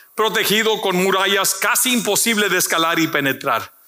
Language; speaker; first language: Spanish; early bilingual, heritage; Spanish